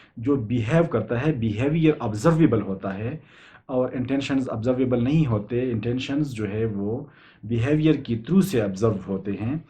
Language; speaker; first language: Urdu; non-native, local second language; Pashto